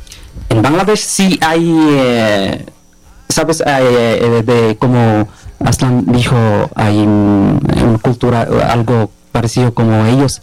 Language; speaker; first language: Spanish; non-native, learner; Bangla